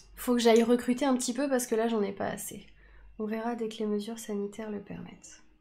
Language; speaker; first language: French; native; French